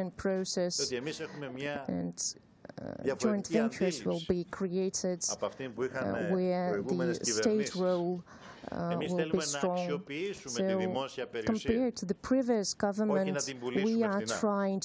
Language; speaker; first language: Greek; native; Greek